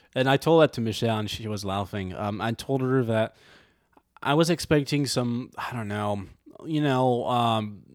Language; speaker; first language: English; non-native, fluent; French